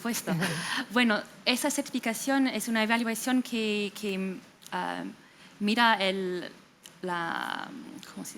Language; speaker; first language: Spanish; non-native, fluent; English